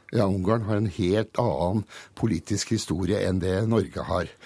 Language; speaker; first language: Norwegian; early bilingual, other home language; Hungarian